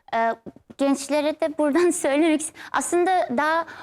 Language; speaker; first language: Turkish; non-native, fluent; Turkmen